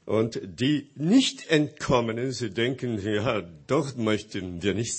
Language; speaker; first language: German; non-native, fluent; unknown